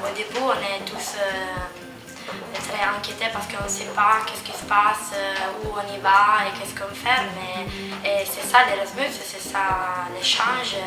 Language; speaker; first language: French; non-native, fluent; Italian